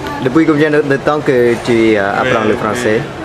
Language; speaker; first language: French; non-native, fluent; Khmer